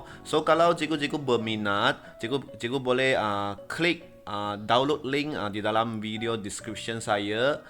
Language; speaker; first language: Malay; non-native, local second language; Chinese